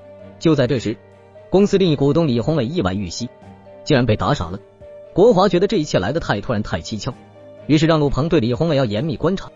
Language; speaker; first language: Chinese; native; Chinese